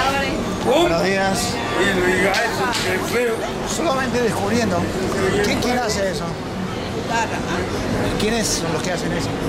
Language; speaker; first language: Spanish; non-native, learner; French